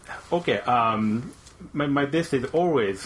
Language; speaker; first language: English; non-native, learner; Japanese